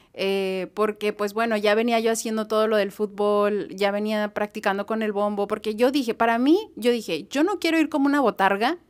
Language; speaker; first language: Spanish; native; Spanish